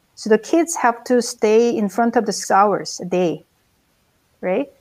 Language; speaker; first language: English; non-native, fluent; Korean